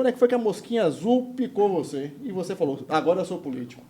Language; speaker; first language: Portuguese; native; Portuguese